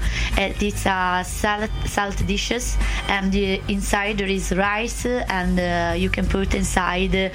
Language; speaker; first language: English; non-native, learner; Italian